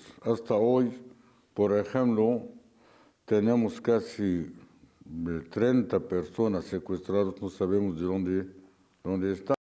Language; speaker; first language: Spanish; non-native, fluent; Arabic